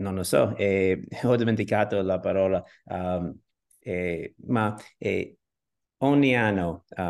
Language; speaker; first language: Italian; non-native, learner; English